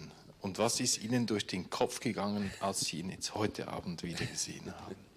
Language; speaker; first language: German; native; German